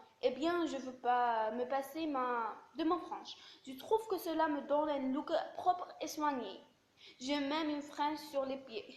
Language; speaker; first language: French; non-native, local second language; Arabic